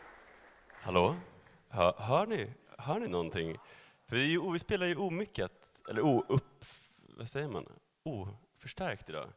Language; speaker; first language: Swedish; native; Swedish